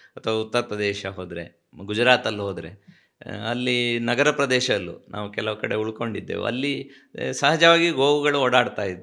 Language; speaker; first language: Kannada; non-native, local second language; Tulu